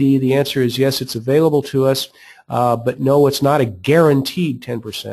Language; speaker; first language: English; native; English